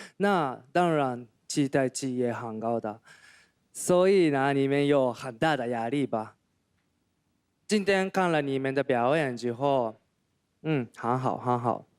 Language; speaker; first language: Chinese; non-native, learner; Japanese